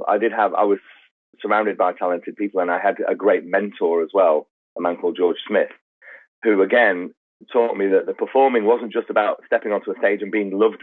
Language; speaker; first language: English; native; English